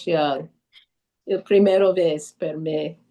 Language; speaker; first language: Spanish; early bilingual, heritage; Spanish